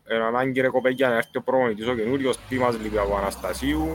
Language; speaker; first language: Greek; native; Greek